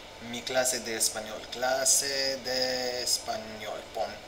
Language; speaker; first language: Spanish; non-native, learner; English